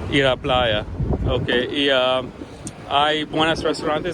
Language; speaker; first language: Spanish; non-native, learner; English